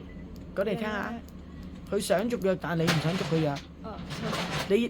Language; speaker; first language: Cantonese; native; Cantonese